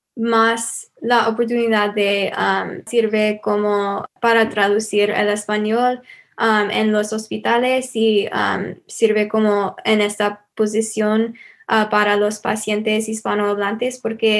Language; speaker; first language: Spanish; non-native, learner; English